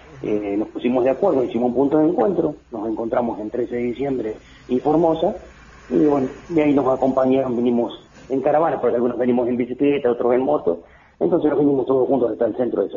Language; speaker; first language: Spanish; native; Spanish